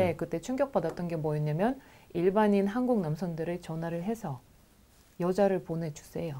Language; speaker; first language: Korean; non-native, fluent; Russian